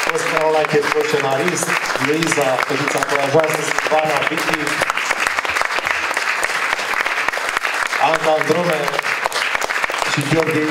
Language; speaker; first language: Romanian; native; Romanian